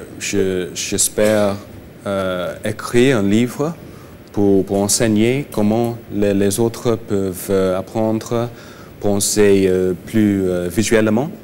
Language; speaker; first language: French; non-native, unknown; English